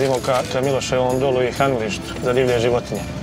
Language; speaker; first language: Croatian; native; Croatian